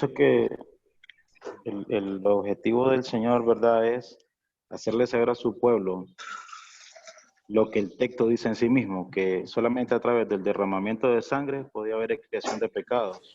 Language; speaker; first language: Spanish; native; Spanish